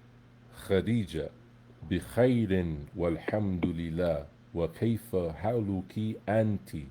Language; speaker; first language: Arabic; non-native, fluent; English